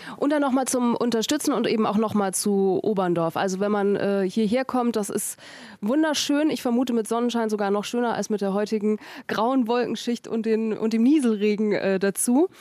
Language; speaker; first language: German; native; German